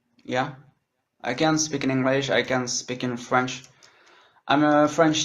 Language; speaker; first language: English; non-native, learner; French